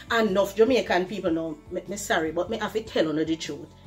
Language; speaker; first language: English; non-native, local second language; Jamaican Creole English